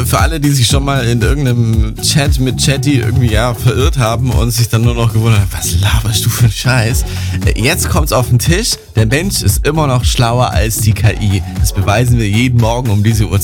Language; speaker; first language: German; native; German